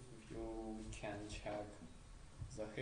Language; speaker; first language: English; non-native, learner; Chinese